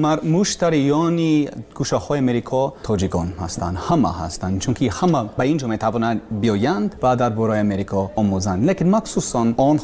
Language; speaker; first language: Persian; non-native, learner; English